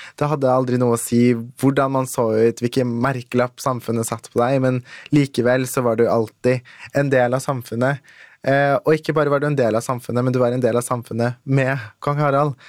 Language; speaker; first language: Norwegian; early bilingual, other home language; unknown